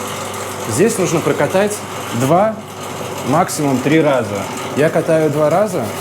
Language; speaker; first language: Russian; native; Russian